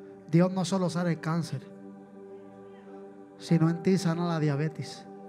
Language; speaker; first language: Spanish; native; Spanish